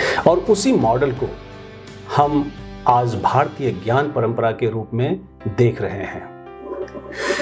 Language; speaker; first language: Hindi; native; Hindi